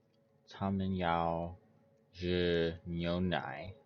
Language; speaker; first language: Chinese; non-native, learner; English